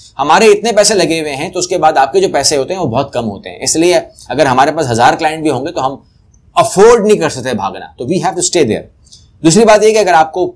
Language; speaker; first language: Urdu; native; Urdu